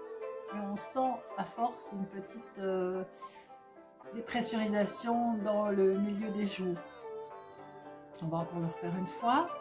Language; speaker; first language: French; native; French